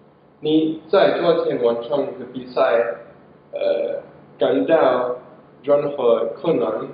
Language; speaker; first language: Chinese; non-native, learner; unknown